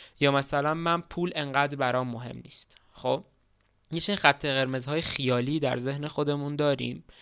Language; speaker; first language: Persian; native; Persian